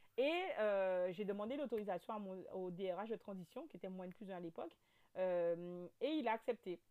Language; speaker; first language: French; native; French